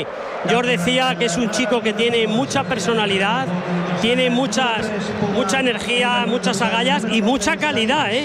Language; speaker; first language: Spanish; native; Spanish